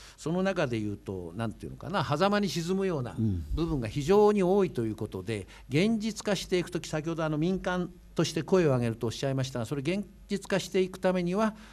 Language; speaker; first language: Japanese; native; Japanese